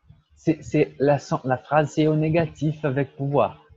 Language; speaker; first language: French; non-native, learner; Portuguese